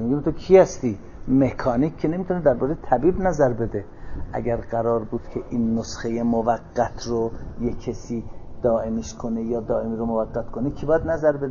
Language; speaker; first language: Persian; native; Persian